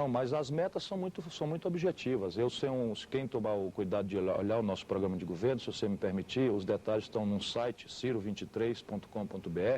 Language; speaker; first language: Portuguese; native; Portuguese